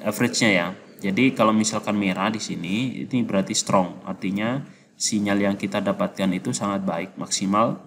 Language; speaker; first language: Indonesian; native; Indonesian